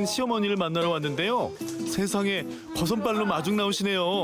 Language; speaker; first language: Korean; native; Korean